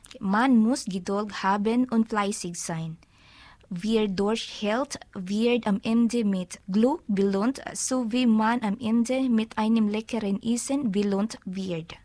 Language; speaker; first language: German; non-native, learner; Filipino